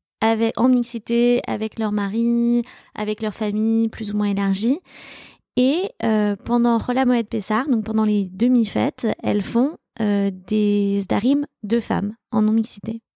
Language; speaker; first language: French; native; French